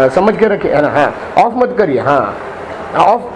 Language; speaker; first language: Hindi; non-native, local second language; Marathi